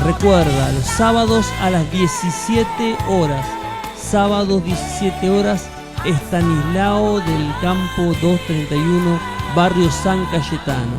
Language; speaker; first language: Spanish; native; Spanish